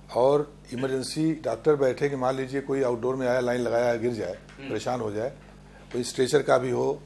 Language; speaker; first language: Hindi; native; Hindi